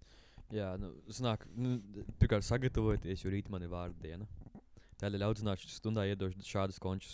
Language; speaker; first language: Latvian; native; Latvian